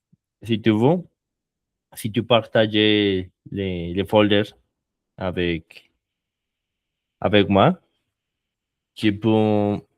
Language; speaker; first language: French; non-native, learner; Spanish